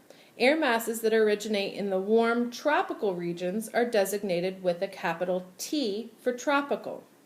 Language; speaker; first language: English; native; English